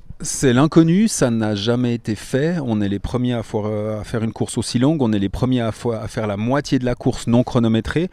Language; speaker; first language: French; native; French